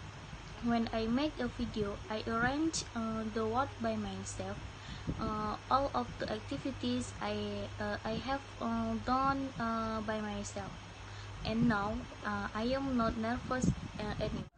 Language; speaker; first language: English; non-native, learner; Indonesian